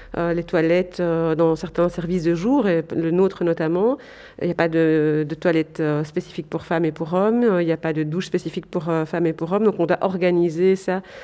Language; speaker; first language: French; native; French